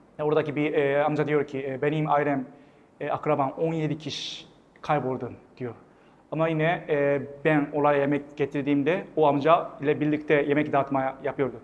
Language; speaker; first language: Turkish; non-native, fluent; Japanese